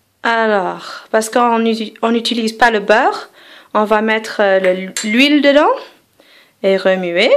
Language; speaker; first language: French; non-native, fluent; English